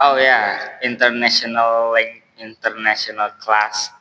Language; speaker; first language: English; non-native, learner; Indonesian